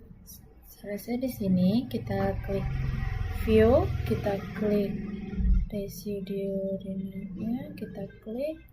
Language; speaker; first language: Indonesian; native; Indonesian